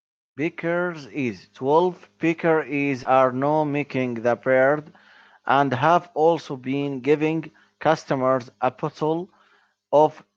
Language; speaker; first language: English; non-native, learner; Arabic